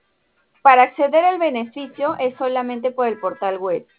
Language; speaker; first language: Spanish; native; Spanish